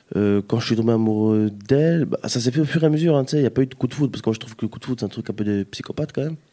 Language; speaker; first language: French; native; French